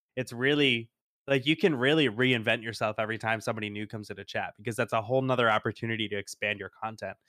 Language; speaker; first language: English; native; English